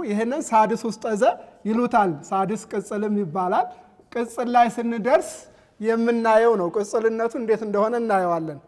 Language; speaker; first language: Amharic; native; Amharic